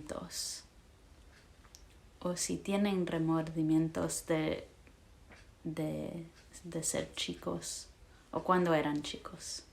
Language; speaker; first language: Spanish; early bilingual, heritage; English